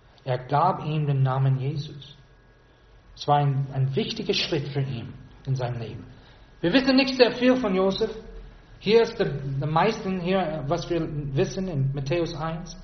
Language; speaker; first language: German; non-native, fluent; English